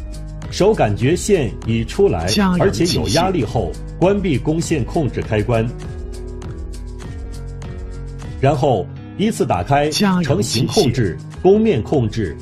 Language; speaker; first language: Chinese; native; Chinese